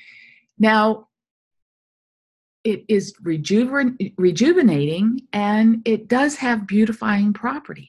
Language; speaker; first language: English; native; English